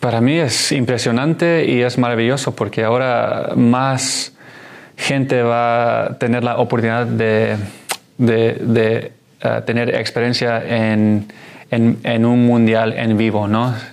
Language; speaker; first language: Spanish; early bilingual, heritage; Spanish